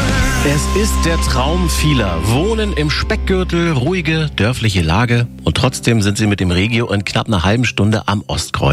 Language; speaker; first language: German; native; German